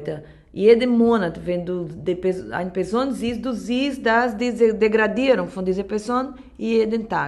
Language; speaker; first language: German; non-native, learner; Portuguese